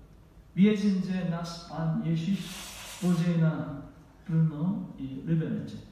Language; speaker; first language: Czech; non-native, learner; Korean